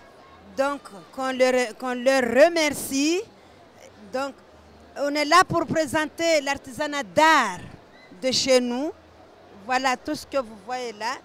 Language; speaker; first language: French; non-native, local second language; Comorian